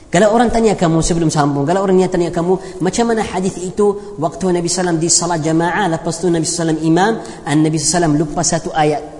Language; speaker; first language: Malay; non-native, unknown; Arabic